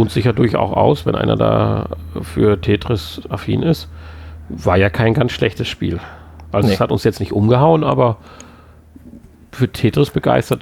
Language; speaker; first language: German; native; German